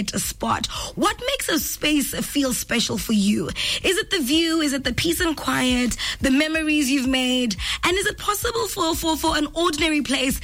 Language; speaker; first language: English; non-native, local second language; Tswana